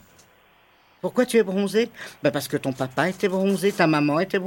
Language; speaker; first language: French; native; French